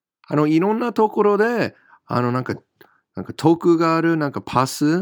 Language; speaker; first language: Japanese; non-native, fluent; English